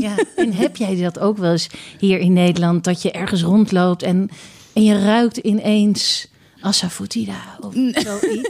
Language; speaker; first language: Dutch; native; Dutch